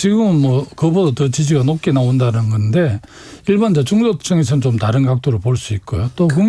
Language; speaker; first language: Korean; native; Korean